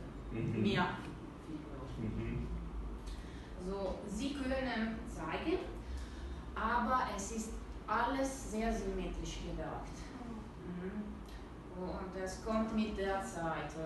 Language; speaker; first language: German; non-native, learner; Italian